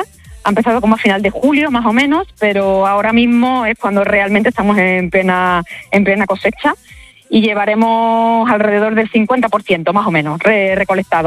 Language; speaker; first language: Spanish; native; Spanish